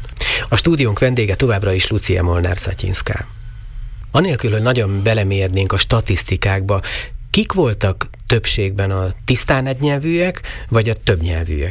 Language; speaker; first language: Hungarian; native; Hungarian